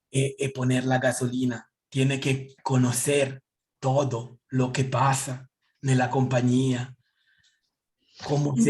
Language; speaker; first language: Spanish; non-native, learner; Italian